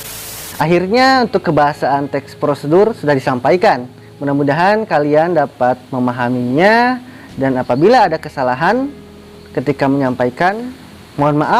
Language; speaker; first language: Indonesian; native; Indonesian